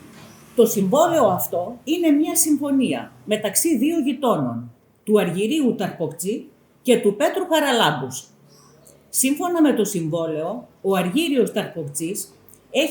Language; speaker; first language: Greek; native; Greek